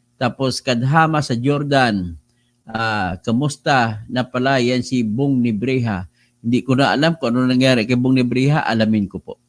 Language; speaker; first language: Filipino; non-native, local second language; Cebuano